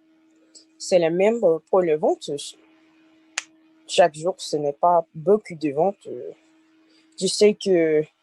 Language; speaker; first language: French; non-native, learner; English